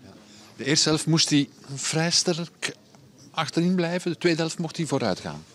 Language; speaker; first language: Dutch; native; Dutch